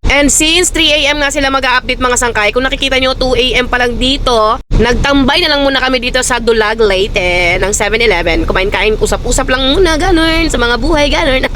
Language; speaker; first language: Filipino; non-native, local second language; Waray